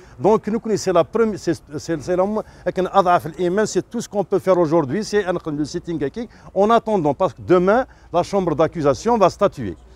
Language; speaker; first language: French; non-native, local second language; Kabyle